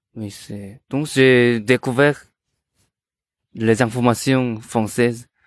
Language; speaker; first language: French; non-native, learner; Korean